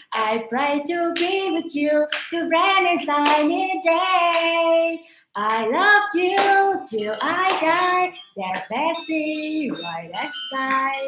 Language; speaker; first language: English; non-native, learner; Vietnamese